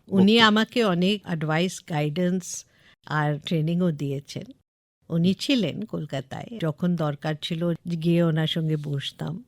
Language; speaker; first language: Bangla; non-native, local second language; English